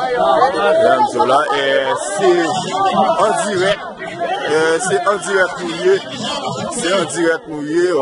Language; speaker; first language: French; non-native, local second language; Haitian Creole